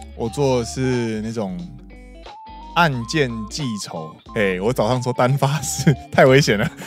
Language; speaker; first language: Chinese; native; Chinese